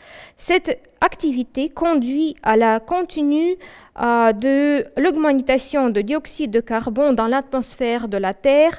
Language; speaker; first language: French; non-native, fluent; Russian